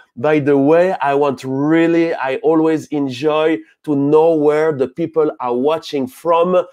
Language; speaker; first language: English; non-native, fluent; French